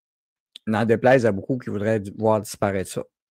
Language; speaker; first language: French; native; French